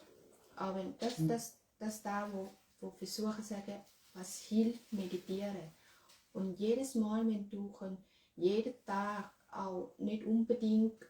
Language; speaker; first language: German; non-native, learner; Thai